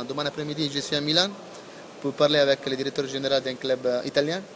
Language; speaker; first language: French; non-native, learner; Italian